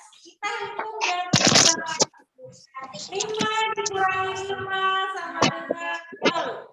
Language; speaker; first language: Indonesian; native; Indonesian